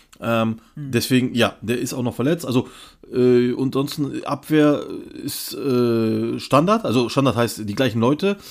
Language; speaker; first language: German; early bilingual, other home language; Turkish